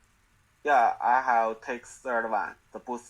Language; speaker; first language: English; non-native, learner; Chinese